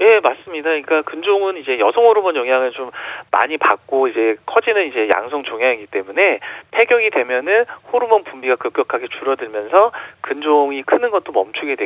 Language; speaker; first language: Korean; native; Korean